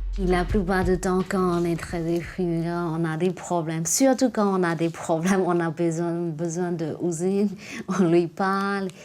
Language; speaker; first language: French; non-native, fluent; Burmese